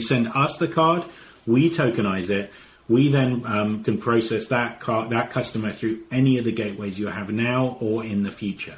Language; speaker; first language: English; native; English